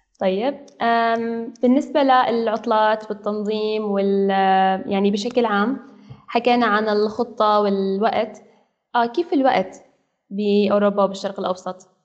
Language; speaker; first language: Arabic; native; Arabic